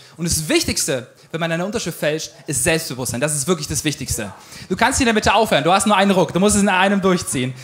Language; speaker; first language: German; early bilingual, other home language; Ukrainian